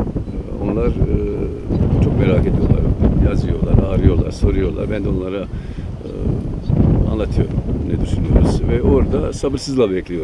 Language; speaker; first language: Turkish; non-native, fluent; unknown